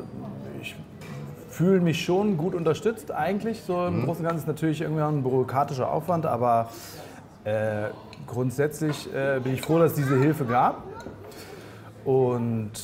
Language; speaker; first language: German; native; German